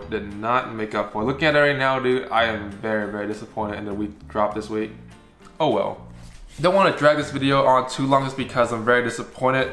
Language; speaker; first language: English; native; English